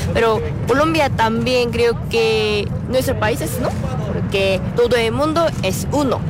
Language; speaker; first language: Spanish; non-native, learner; Korean